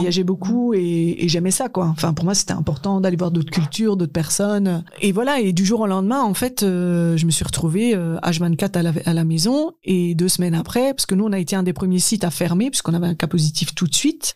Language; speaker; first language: French; native; French